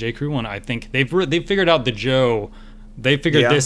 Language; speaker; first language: English; native; English